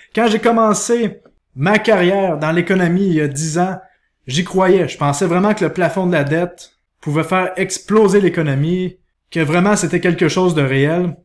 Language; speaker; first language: French; native; French